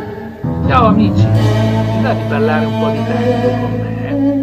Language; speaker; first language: Italian; native; Italian